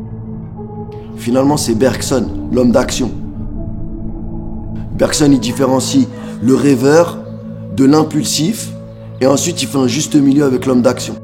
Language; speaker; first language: French; native; French